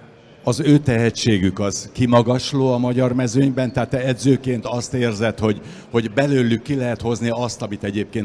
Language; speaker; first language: Hungarian; native; Hungarian